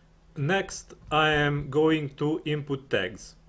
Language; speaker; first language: English; non-native, fluent; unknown